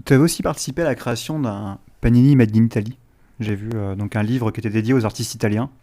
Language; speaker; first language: French; native; French